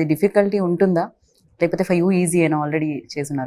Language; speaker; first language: Telugu; native; Telugu